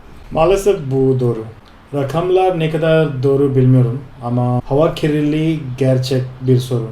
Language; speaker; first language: Turkish; non-native, fluent; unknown